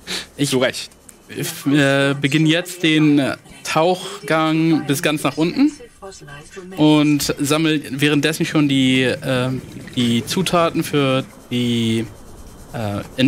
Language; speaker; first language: German; native; German